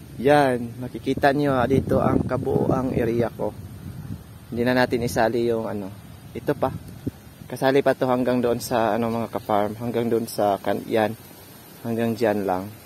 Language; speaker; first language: Filipino; non-native, local second language; Cebuano